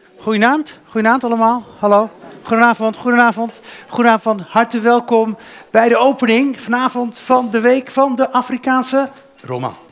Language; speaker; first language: Dutch; early bilingual, other home language; Berber languages